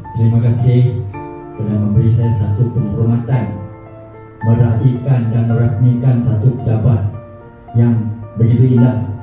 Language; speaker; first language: Malay; non-native, local second language; Thai